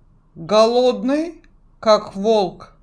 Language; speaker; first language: Russian; non-native, fluent; Turkish